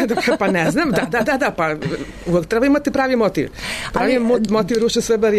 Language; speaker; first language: Serbian; native; Serbian